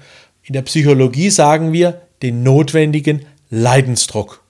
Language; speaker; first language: German; native; German